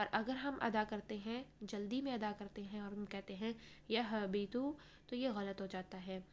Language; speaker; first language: Urdu; native; Urdu